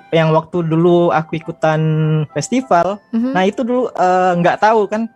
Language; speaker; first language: Indonesian; native; Indonesian